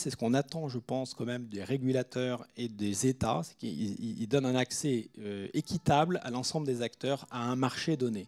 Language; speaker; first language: French; native; French